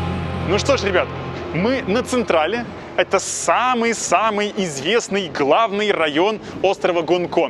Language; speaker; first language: Russian; native; Russian